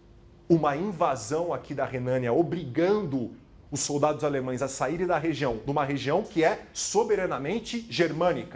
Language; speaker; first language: Portuguese; native; Portuguese